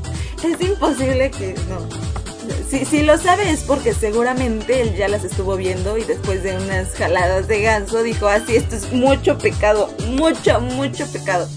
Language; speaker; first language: Spanish; native; Spanish